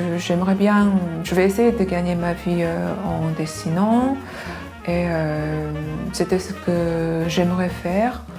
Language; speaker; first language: French; non-native, fluent; Korean